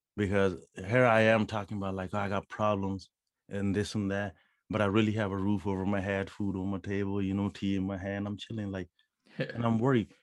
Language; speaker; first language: English; non-native, local second language; Punjabi